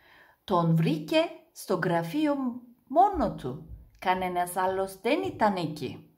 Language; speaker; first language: Greek; non-native, fluent; Turkish